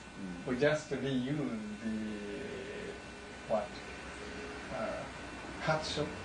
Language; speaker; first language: English; non-native, learner; Japanese